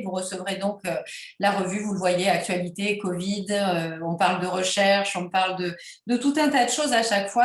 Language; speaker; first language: French; native; French